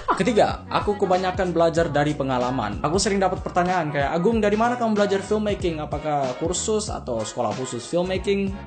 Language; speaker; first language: Indonesian; early bilingual, heritage; English